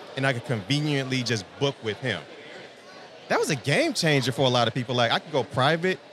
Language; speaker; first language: English; native; English